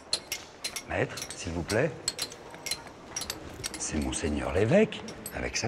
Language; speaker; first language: French; native; French